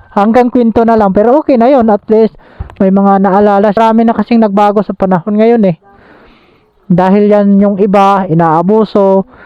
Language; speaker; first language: Filipino; non-native, local second language; Waray